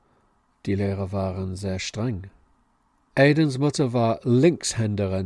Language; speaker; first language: German; non-native, fluent; English